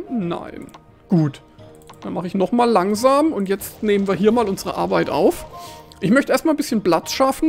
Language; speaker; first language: German; native; German